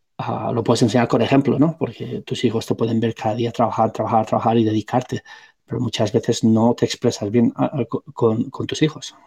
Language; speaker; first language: Spanish; non-native, local second language; Catalan